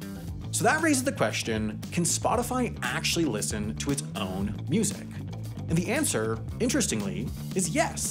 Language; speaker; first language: English; native; English